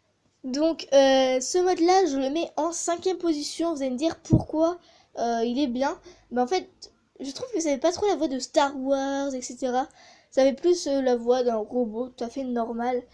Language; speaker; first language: French; native; French